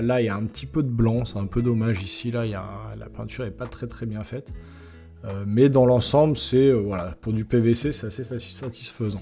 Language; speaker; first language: French; native; French